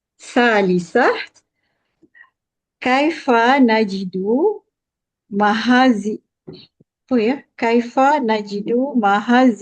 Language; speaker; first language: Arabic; non-native, learner; Malay